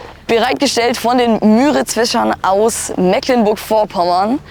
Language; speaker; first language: German; native; German